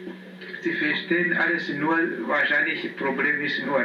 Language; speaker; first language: German; non-native, learner; Kinyarwanda